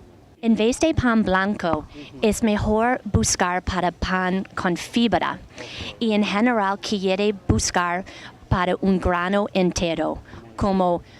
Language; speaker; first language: Spanish; non-native, learner; English